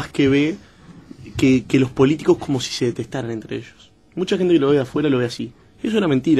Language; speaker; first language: Spanish; native; Spanish